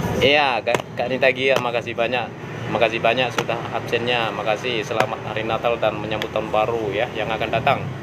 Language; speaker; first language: Indonesian; non-native, local second language; Nias